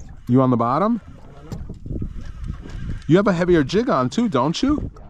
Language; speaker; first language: English; native; English